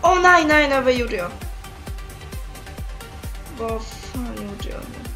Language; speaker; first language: Swedish; early bilingual, other home language; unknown